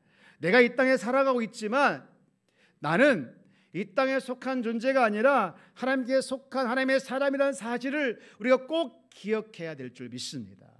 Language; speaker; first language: Korean; native; Korean